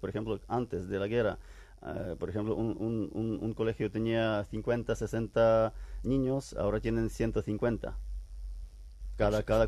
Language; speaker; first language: Spanish; non-native, fluent; Ukrainian